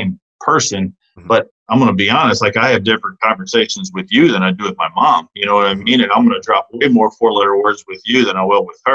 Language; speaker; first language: English; native; English